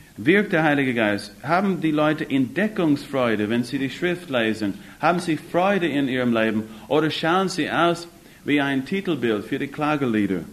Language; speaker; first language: German; non-native, fluent; English